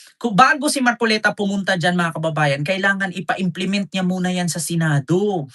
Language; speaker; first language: Filipino; non-native, local second language; Cebuano